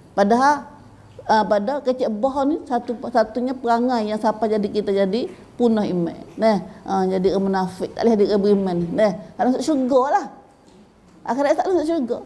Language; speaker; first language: Malay; native; Malay